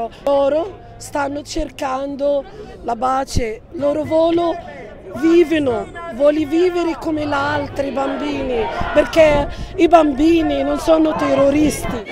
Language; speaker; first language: Italian; non-native, learner; Arabic